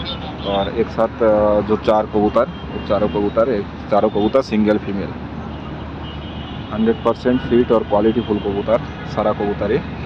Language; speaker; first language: Hindi; non-native, learner; Bangla